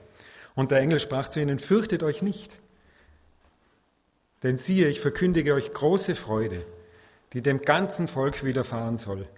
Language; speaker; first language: German; native; German